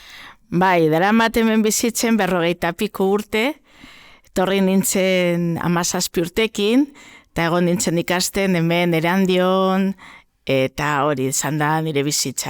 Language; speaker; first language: Basque; non-native, local second language; Spanish